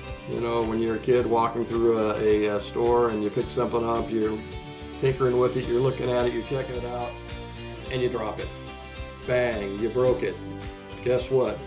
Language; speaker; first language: English; native; English